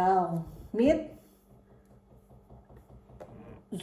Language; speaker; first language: German; non-native, fluent; Filipino